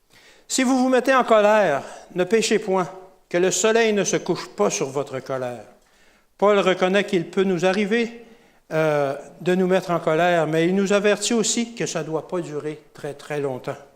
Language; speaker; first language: French; native; French